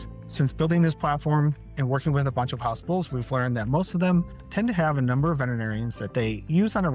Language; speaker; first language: English; native; English